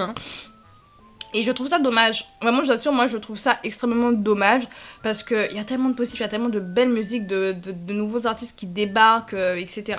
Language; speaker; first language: French; native; French